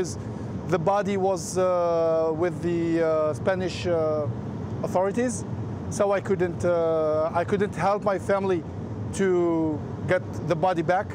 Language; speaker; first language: English; non-native, fluent; Arabic